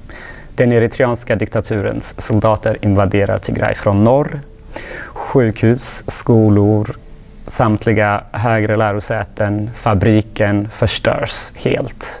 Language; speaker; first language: Swedish; non-native, fluent; Tigrinya